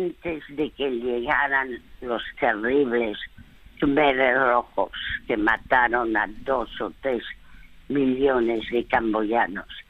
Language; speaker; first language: Spanish; early bilingual, other home language; French